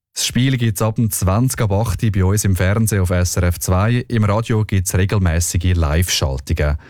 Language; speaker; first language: German; native; German